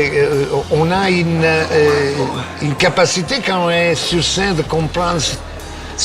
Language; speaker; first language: French; non-native, fluent; Italian